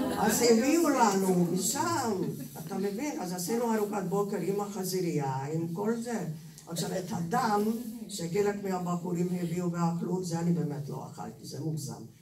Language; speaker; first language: Hebrew; non-native, fluent; Hungarian